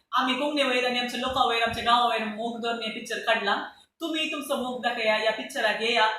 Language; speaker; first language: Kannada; non-native, local second language; Konkani